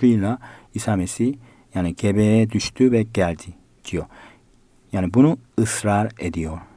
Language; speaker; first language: Turkish; non-native, fluent; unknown